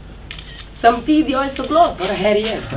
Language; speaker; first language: Swedish; non-native, fluent; Portuguese